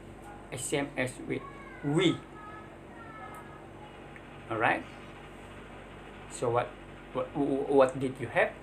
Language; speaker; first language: English; non-native, learner; Indonesian